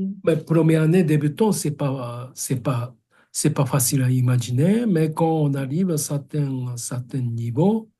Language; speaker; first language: French; non-native, fluent; Japanese